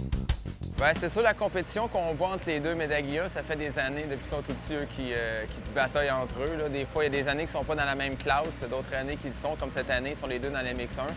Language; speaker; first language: French; native; French